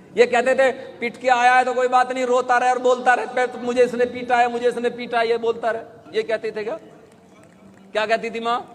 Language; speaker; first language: Hindi; native; Hindi